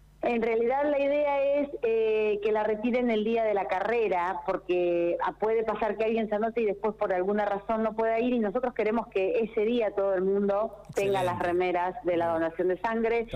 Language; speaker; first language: Spanish; native; Spanish